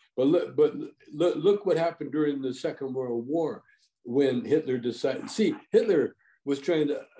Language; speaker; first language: English; native; English